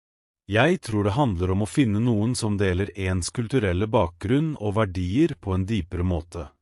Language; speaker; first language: Norwegian; non-native, fluent; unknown